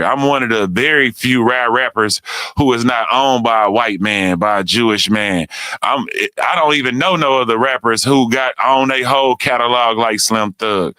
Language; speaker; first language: English; native; English